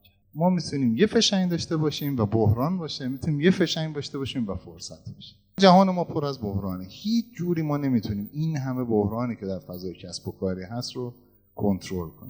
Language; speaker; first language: Persian; native; Persian